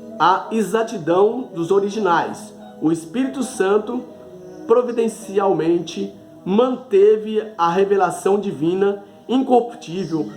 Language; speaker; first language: Portuguese; native; Portuguese